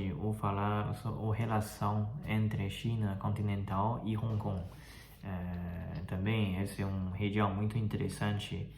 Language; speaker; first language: Portuguese; non-native, fluent; Chinese